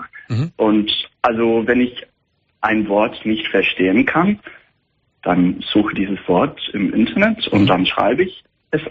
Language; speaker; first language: German; non-native, fluent; English